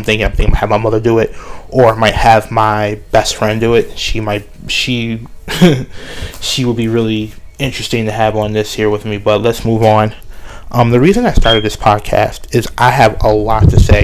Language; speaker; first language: English; native; English